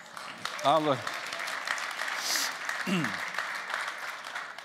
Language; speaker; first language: German; non-native, fluent; English